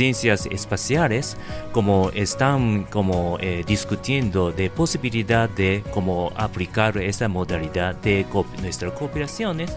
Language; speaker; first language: Spanish; non-native, fluent; Japanese